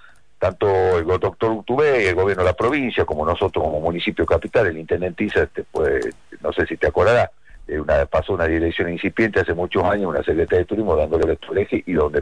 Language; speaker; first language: Spanish; native; Spanish